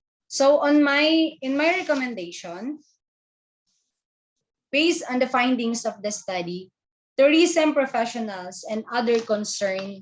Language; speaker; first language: English; non-native, local second language; Filipino